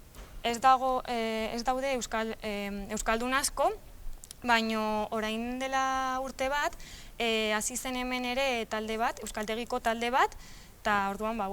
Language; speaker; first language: Basque; non-native, local second language; Spanish